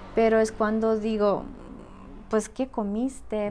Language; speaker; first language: Spanish; non-native, fluent; Russian